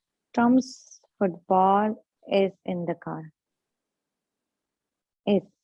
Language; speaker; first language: English; non-native, learner; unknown